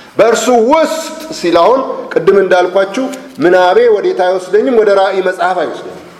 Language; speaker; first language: Amharic; native; Amharic